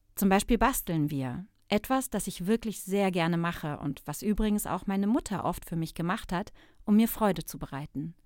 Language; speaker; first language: German; non-native, fluent; Turkish